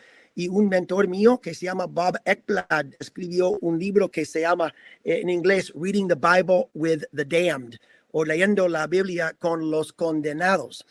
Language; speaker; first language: Spanish; non-native, fluent; English